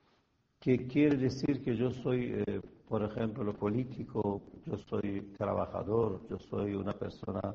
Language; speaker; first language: Spanish; non-native, fluent; Persian